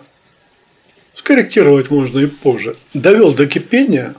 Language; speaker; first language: Russian; native; Russian